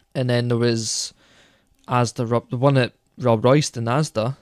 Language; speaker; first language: English; native; English